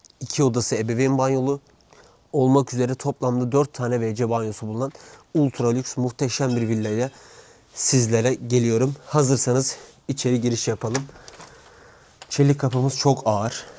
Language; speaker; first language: Turkish; native; Turkish